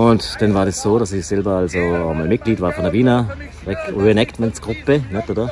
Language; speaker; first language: German; native; German